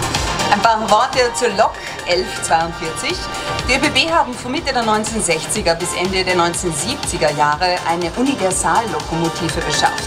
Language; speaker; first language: German; native; German